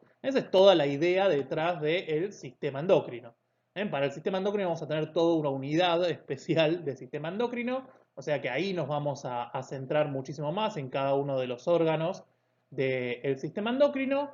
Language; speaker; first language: Spanish; native; Spanish